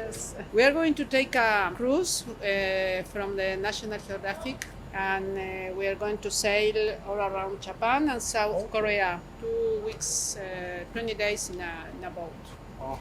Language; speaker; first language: English; non-native, learner; Spanish